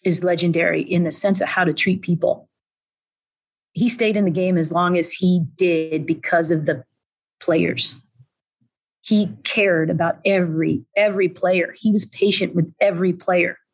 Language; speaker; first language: English; native; English